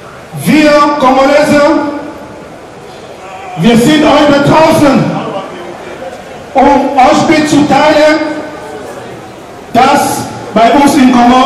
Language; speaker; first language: German; non-native, learner; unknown